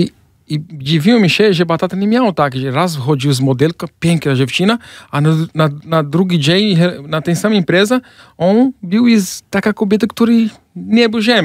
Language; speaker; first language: Polish; non-native, fluent; Portuguese